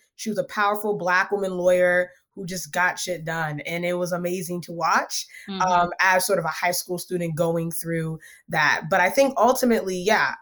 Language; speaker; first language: English; early bilingual, other home language; Akan